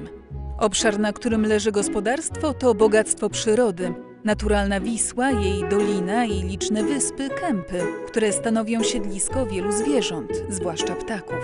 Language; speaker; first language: Polish; native; Polish